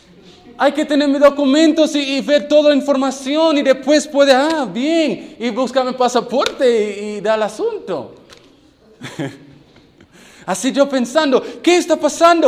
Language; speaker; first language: Spanish; non-native, learner; English